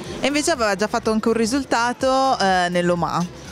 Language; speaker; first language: Italian; native; Italian